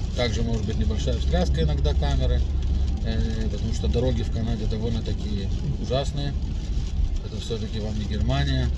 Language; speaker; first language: Russian; native; Russian